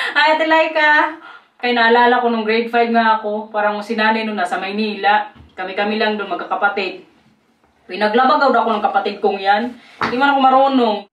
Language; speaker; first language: Filipino; non-native, local second language; Waray